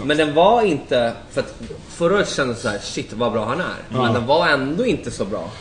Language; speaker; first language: Swedish; native; Swedish